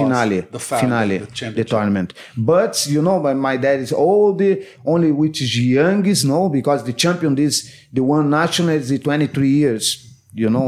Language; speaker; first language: English; non-native, learner; Portuguese